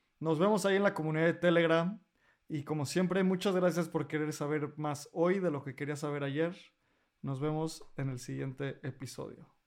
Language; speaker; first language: Spanish; native; Spanish